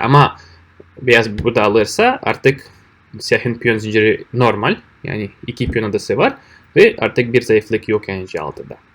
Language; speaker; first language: Turkish; non-native, fluent; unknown